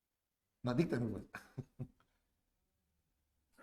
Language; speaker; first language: Spanish; native; Spanish